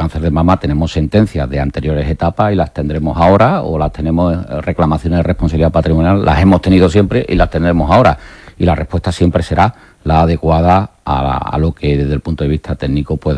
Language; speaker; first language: Spanish; native; Spanish